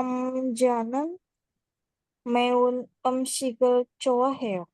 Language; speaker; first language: Korean; non-native, learner; Indonesian